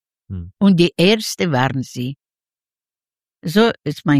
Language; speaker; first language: German; non-native, learner; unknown